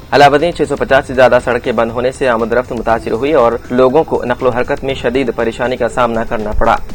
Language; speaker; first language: Urdu; native; Urdu